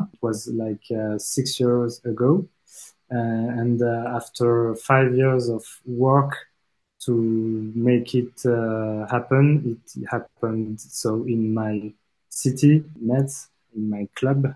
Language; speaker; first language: English; non-native, fluent; French